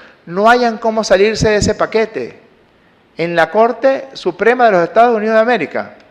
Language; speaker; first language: Spanish; native; Spanish